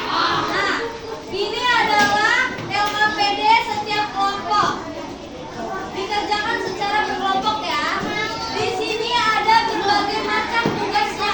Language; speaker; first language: Indonesian; native; Indonesian